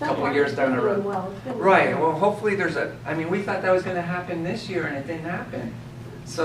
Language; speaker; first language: English; native; English